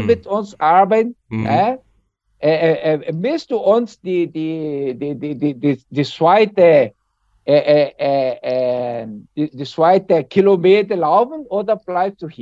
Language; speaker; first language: German; non-native, learner; Portuguese